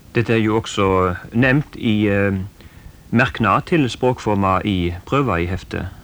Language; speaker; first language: Norwegian; native; Norwegian